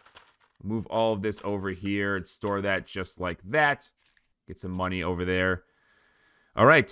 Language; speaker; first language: English; native; English